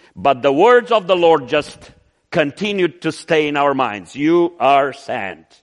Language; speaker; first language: English; non-native, fluent; Romanian